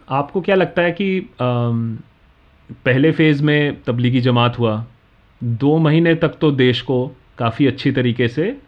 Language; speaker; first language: Hindi; native; Hindi